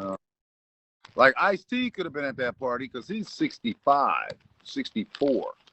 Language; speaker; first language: English; native; English